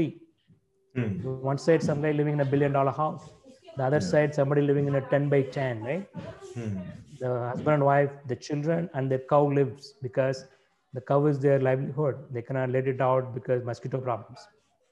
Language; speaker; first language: English; non-native, local second language; Tamil